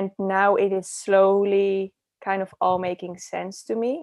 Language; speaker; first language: English; non-native, fluent; Dutch